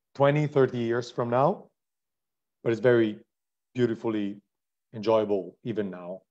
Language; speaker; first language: English; non-native, fluent; Italian